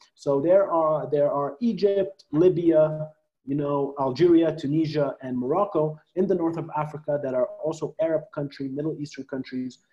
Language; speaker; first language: English; non-native, fluent; Arabic